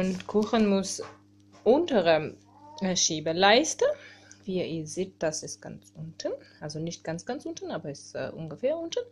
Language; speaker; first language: German; non-native, learner; Armenian